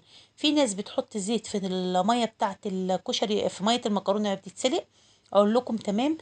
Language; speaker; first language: Arabic; native; Arabic